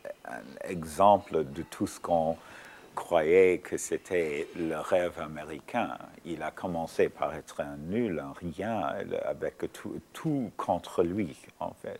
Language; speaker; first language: French; non-native, fluent; English